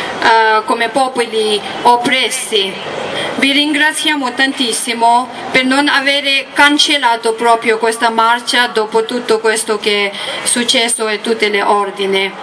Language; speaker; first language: Italian; non-native, learner; Tibetan